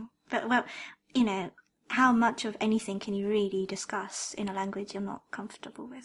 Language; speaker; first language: English; early bilingual, other home language; Japanese